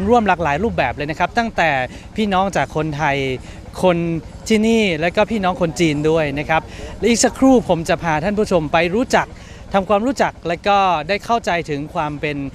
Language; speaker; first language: Thai; native; Thai